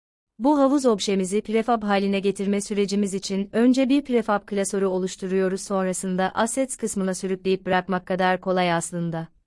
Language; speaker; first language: Turkish; native; Turkish